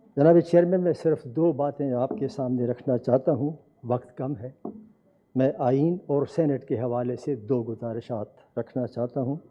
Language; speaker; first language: Urdu; non-native, local second language; Pashto